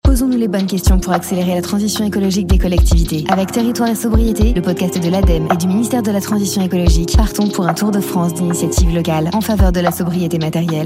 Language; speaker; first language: French; native; French